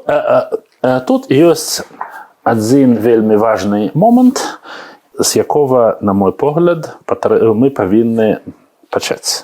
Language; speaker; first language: Belarusian; non-native, learner; Russian